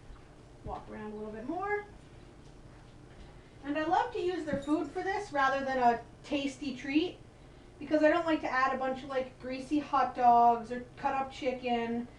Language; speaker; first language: English; native; English